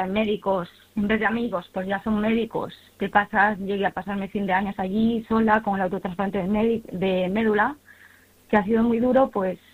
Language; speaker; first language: Spanish; native; Spanish